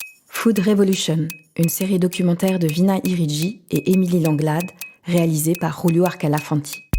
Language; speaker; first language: French; native; French